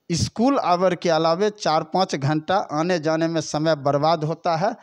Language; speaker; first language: Hindi; native; Hindi